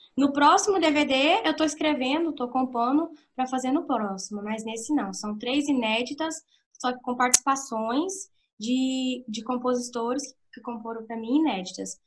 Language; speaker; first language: Portuguese; native; Portuguese